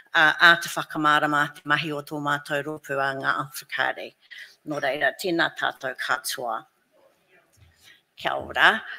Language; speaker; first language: Māori; non-native, local second language; English